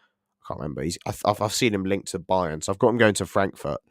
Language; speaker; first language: English; native; English